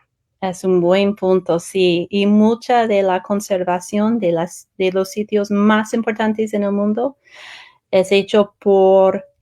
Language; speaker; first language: Spanish; non-native, fluent; English